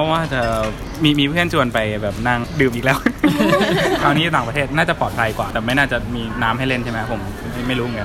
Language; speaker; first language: Thai; native; Thai